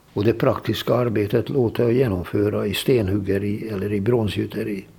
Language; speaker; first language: Swedish; non-native, fluent; Hungarian